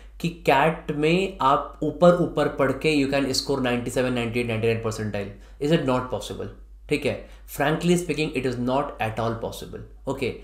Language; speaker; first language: Hindi; native; Hindi